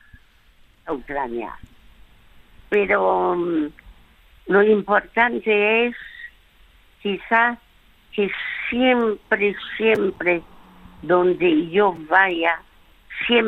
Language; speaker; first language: Spanish; early bilingual, other home language; French